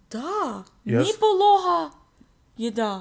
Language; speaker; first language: Russian; non-native, learner; English